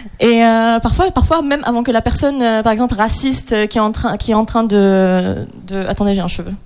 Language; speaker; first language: French; non-native, local second language; Arabic